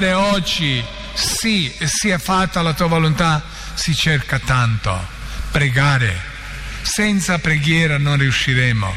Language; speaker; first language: Italian; non-native, fluent; Croatian